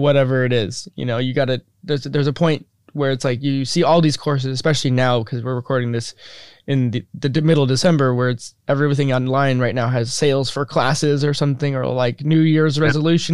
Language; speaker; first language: English; native; English